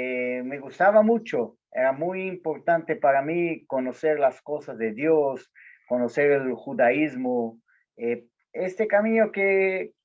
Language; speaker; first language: Spanish; non-native, learner; Portuguese